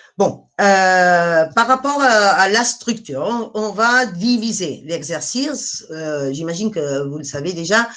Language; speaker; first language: French; non-native, fluent; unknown